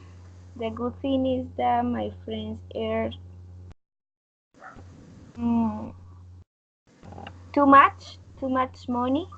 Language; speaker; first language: English; non-native, learner; Spanish